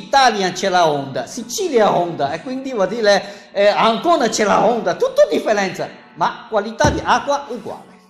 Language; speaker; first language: Italian; non-native, learner; Chinese